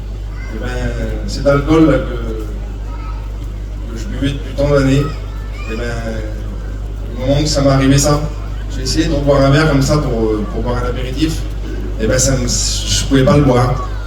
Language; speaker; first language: French; native; French